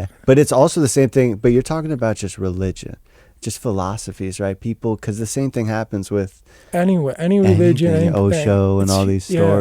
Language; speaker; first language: English; native; English